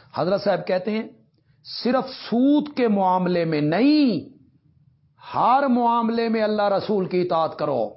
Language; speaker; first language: Urdu; non-native, local second language; Punjabi